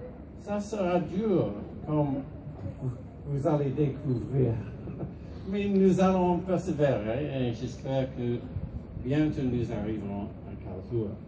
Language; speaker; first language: French; non-native, learner; English